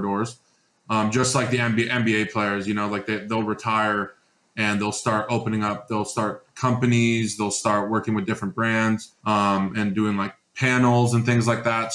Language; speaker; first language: English; native; English